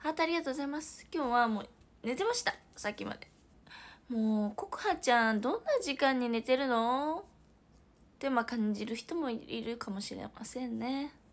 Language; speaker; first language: Japanese; native; Japanese